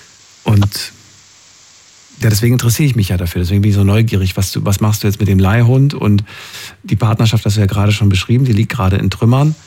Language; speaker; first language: German; native; German